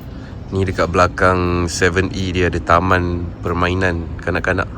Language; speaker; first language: Malay; native; Malay